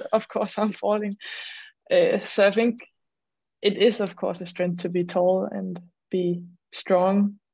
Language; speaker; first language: English; non-native, fluent; Danish